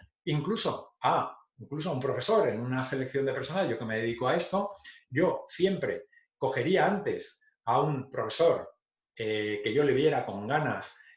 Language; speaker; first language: Spanish; native; Spanish